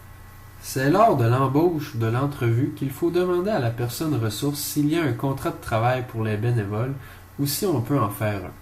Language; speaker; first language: French; native; French